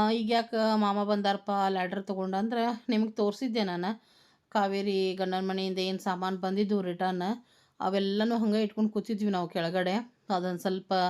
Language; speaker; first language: Kannada; native; Kannada